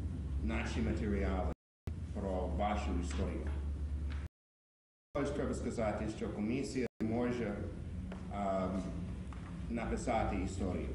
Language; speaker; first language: Ukrainian; non-native, fluent; English